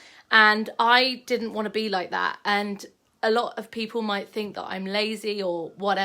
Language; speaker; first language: English; native; English